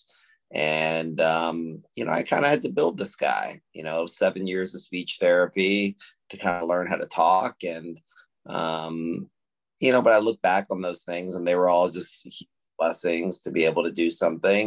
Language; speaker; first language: English; native; English